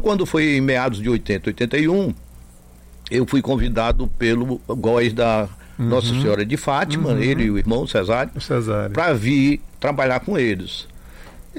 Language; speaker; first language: Portuguese; native; Portuguese